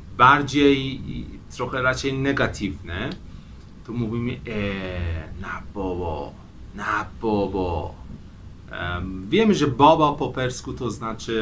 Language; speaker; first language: Polish; non-native, fluent; Persian